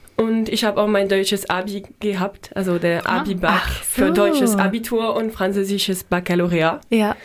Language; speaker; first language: German; non-native, fluent; French